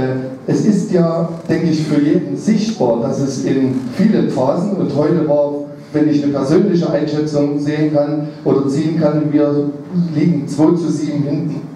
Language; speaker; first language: German; native; German